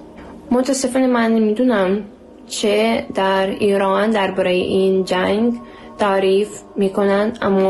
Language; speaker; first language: Persian; non-native, learner; Ukrainian